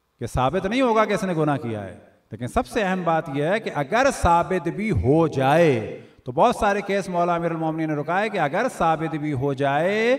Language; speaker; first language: Urdu; native; Urdu